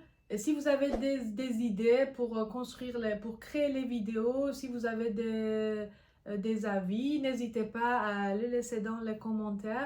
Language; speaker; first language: French; non-native, fluent; Persian